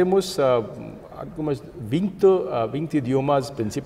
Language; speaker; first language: Portuguese; non-native, fluent; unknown